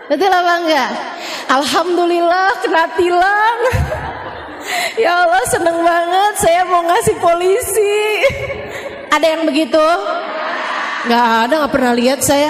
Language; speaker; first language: Indonesian; native; Indonesian